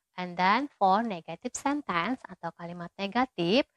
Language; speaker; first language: English; non-native, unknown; Indonesian